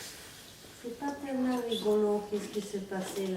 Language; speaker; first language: French; non-native, fluent; Serbian